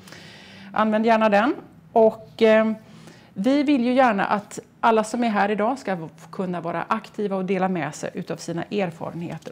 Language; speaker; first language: Swedish; native; Swedish